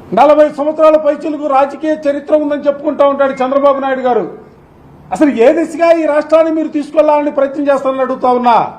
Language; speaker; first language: Telugu; native; Telugu